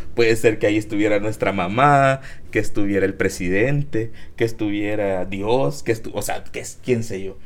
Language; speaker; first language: Spanish; native; Spanish